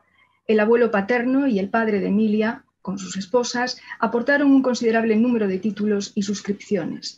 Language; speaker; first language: Spanish; native; Spanish